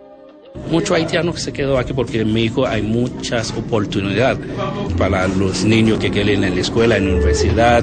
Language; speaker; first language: Spanish; non-native, learner; Haitian Creole